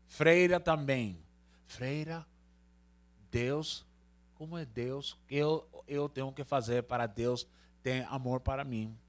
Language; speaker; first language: Portuguese; non-native, learner; Spanish